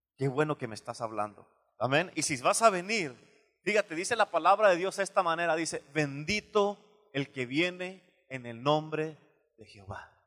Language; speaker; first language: Spanish; native; Spanish